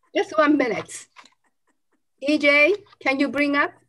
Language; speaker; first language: English; non-native, fluent; Japanese